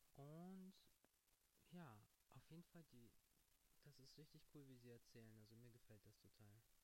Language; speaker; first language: German; early bilingual, other home language; Russian